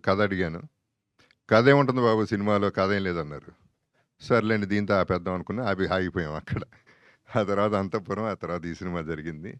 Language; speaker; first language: Telugu; native; Telugu